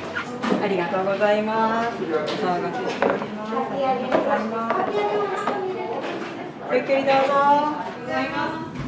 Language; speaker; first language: Japanese; native; Japanese